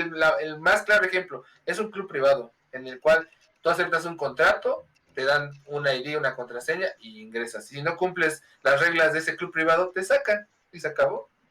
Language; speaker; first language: Spanish; native; Spanish